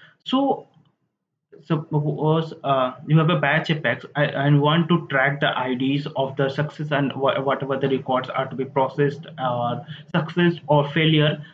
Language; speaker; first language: English; non-native, local second language; Hindi